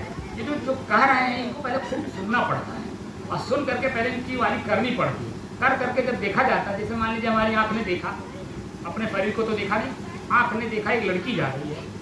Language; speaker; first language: Hindi; native; Hindi